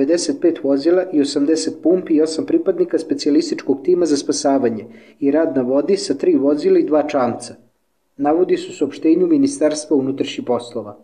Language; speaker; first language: Serbian; native; Serbian